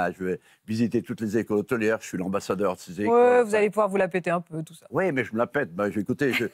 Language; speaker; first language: French; native; French